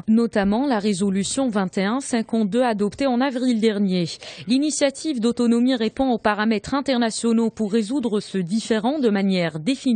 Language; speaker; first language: French; non-native, local second language; Arabic